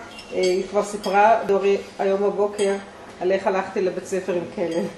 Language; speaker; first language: Hebrew; native; Hebrew